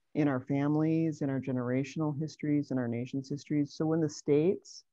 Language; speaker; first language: English; native; English